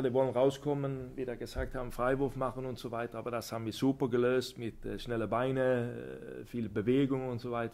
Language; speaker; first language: German; non-native, fluent; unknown